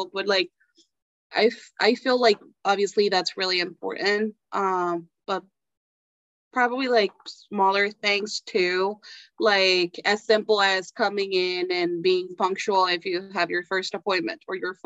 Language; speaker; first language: English; non-native, fluent; Spanish